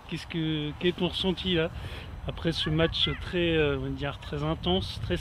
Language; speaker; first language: French; native; French